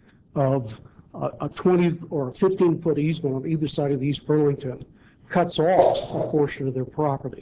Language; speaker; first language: English; native; English